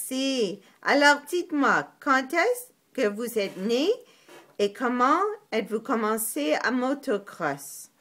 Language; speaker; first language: French; non-native, learner; English